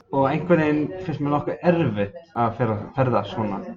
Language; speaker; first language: Icelandic; non-native, fluent; Faroese